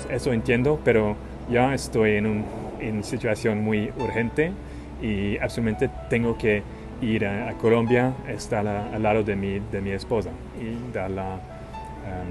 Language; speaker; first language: Spanish; non-native, learner; English